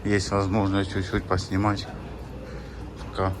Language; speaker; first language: Russian; non-native, local second language; Ukrainian